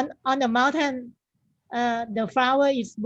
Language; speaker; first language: English; non-native, learner; Thai